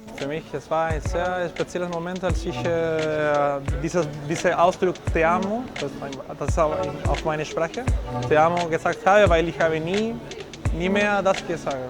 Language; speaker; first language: German; non-native, learner; Spanish